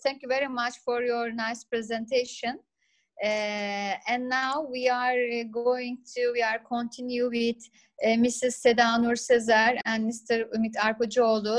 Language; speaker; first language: English; non-native, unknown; Turkish